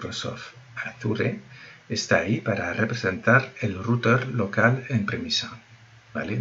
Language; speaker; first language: Spanish; non-native, fluent; French